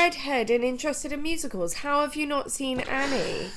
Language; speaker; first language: English; native; English